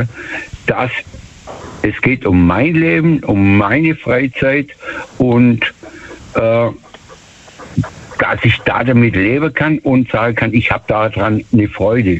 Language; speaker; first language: German; native; German